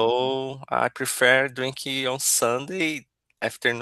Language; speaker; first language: English; non-native, learner; Portuguese